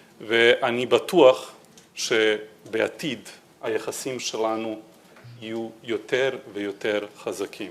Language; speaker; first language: Hebrew; non-native, fluent; Serbian